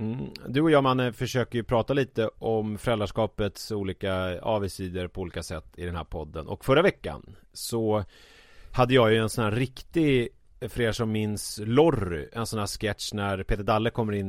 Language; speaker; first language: Swedish; native; Swedish